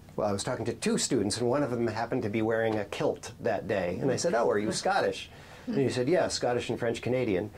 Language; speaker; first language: English; native; English